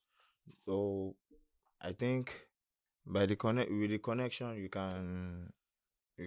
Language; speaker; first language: English; non-native, local second language; Yoruba